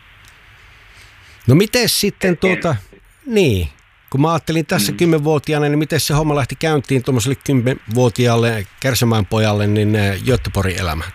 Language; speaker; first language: Finnish; native; Finnish